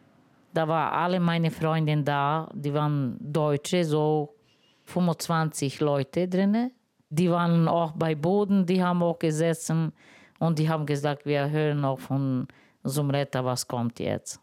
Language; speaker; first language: German; non-native, learner; Romany